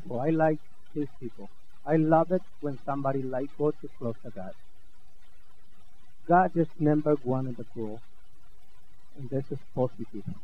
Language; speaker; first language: English; non-native, learner; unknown